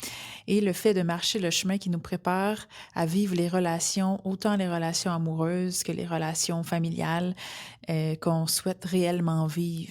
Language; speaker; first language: French; native; French